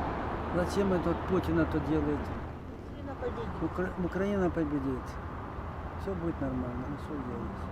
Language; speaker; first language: Russian; non-native, local second language; Ukrainian